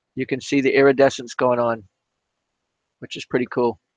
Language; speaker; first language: English; native; English